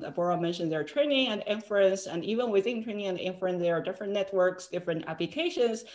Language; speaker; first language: English; non-native, fluent; Chinese